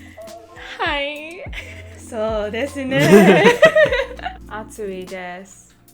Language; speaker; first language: Japanese; non-native, learner; English